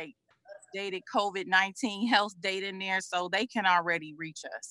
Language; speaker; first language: English; native; English